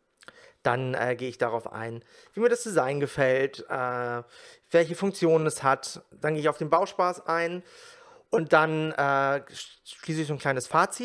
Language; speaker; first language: German; native; German